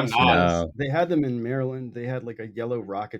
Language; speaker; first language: English; native; English